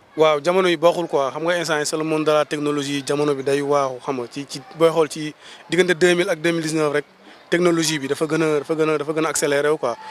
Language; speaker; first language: Wolof; non-native, local second language; Fula